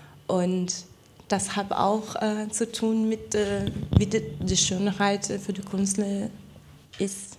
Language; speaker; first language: German; non-native, fluent; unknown